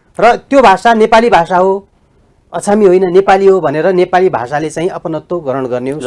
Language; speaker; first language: Nepali; native; Nepali